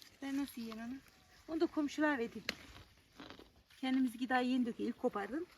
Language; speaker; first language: Turkish; native; Turkish